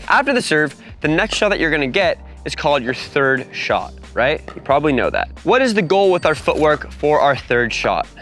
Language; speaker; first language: English; native; English